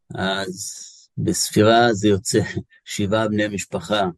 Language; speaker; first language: Hebrew; native; Hebrew